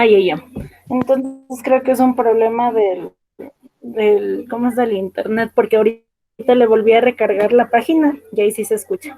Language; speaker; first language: Spanish; native; Spanish